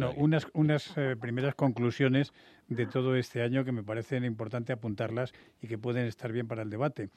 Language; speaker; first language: Spanish; native; Spanish